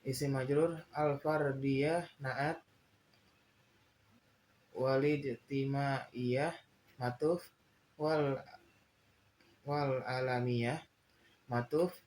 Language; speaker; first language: Arabic; non-native, learner; Indonesian